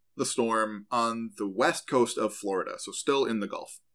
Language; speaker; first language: English; native; English